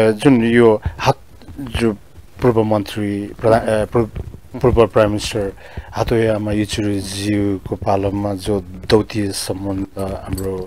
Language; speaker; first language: Nepali; early bilingual, heritage; Nepali